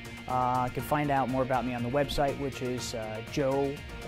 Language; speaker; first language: English; native; English